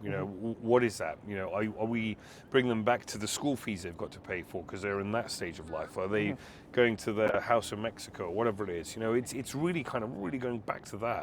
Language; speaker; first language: English; native; English